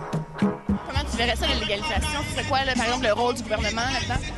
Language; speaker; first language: French; native; French